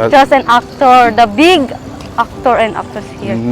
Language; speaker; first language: English; non-native, learner; Filipino